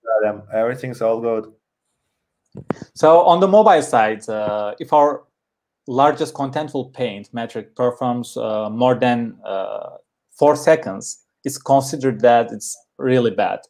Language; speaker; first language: English; non-native, learner; Turkish